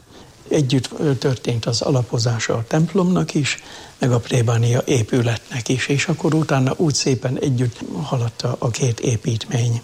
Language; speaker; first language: Hungarian; native; Hungarian